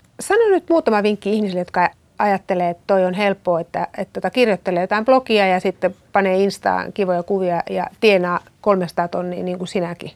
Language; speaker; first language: Finnish; native; Finnish